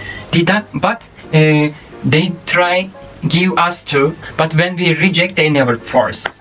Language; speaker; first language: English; non-native, learner; Turkish